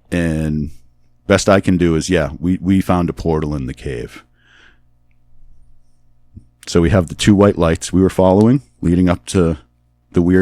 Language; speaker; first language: English; native; English